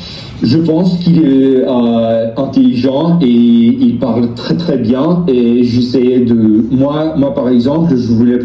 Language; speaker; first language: French; non-native, learner; English